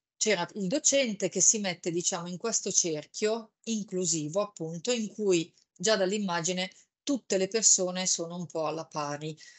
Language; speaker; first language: Italian; native; Italian